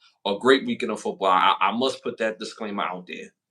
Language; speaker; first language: English; native; English